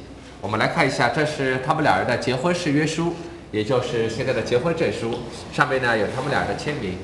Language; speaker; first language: Chinese; native; Chinese